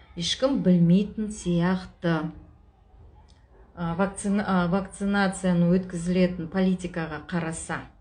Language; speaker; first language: Kazakh; non-native, local second language; Russian